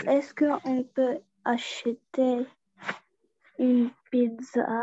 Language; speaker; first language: French; non-native, learner; Russian